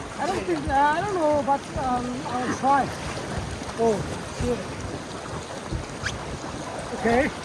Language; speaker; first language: English; non-native, learner; Burmese